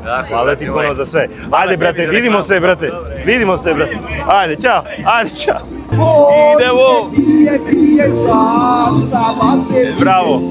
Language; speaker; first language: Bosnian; non-native, learner; English